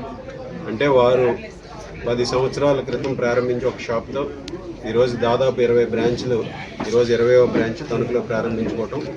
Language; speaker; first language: Telugu; native; Telugu